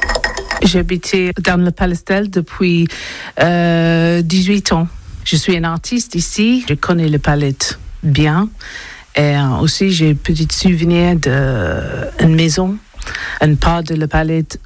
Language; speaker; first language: French; non-native, learner; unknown